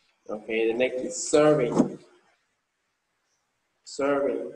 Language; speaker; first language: English; non-native, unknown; Vietnamese